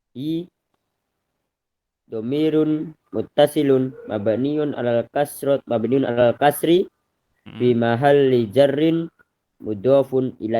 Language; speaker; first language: Arabic; non-native, learner; Indonesian